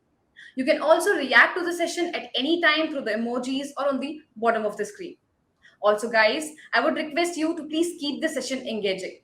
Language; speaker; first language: English; non-native, local second language; Hindi